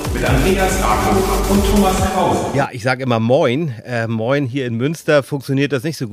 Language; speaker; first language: German; native; German